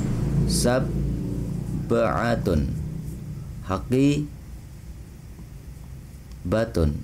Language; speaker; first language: Arabic; non-native, fluent; Indonesian